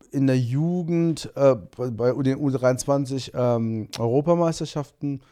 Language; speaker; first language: German; early bilingual, other home language; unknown